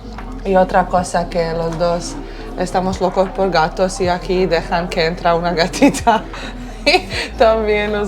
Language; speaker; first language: Spanish; non-native, learner; Bosnian